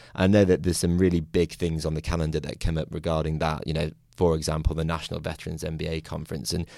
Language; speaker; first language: English; native; English